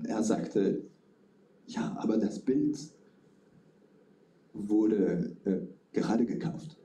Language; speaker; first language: German; non-native, fluent; French